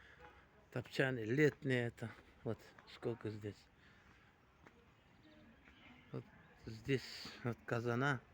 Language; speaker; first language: Russian; non-native, local second language; Uzbek